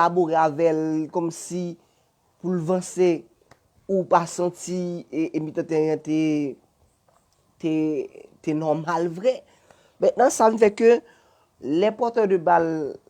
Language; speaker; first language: French; non-native, learner; Haitian Creole